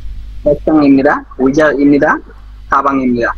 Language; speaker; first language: Korean; non-native, learner; Bangla